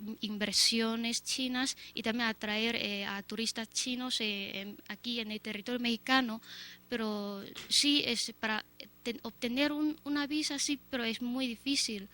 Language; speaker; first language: Spanish; non-native, fluent; Chinese